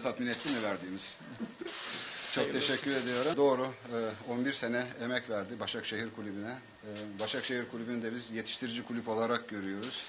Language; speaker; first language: Turkish; native; Turkish